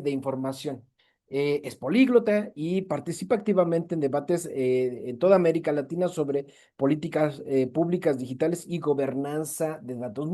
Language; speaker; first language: Spanish; native; Spanish